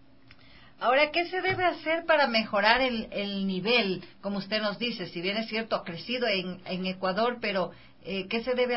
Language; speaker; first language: Spanish; native; Spanish